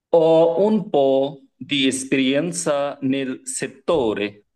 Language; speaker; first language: Italian; non-native, learner; Bangla